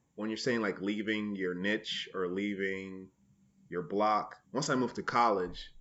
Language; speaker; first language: English; native; English